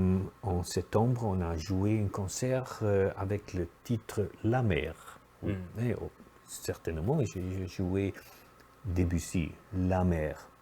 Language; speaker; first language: French; non-native, fluent; German